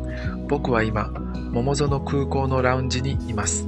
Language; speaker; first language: Japanese; native; Japanese